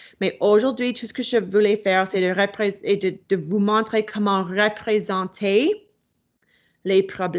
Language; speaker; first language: French; non-native, local second language; English